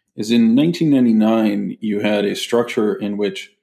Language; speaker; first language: English; native; English